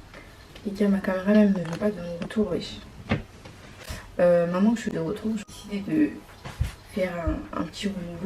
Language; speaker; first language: French; native; French